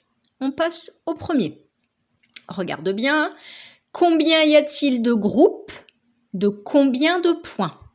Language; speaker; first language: French; native; French